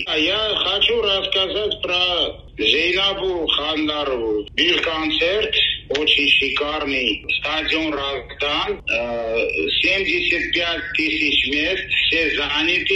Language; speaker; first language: Russian; non-native, local second language; Armenian